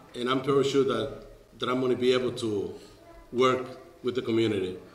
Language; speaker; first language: English; non-native, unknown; Spanish